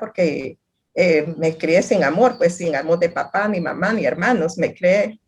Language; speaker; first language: Spanish; native; Spanish